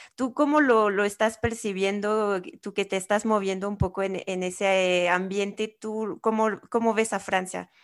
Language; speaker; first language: Spanish; non-native, fluent; French